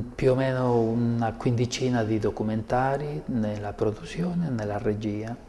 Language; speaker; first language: Italian; non-native, fluent; Spanish